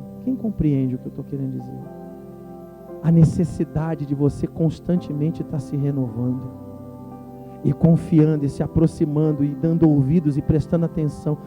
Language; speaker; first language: Portuguese; native; Portuguese